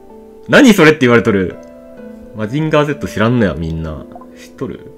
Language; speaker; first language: Japanese; native; Japanese